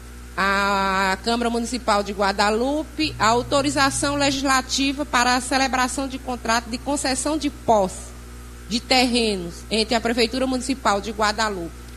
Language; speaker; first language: Portuguese; native; Portuguese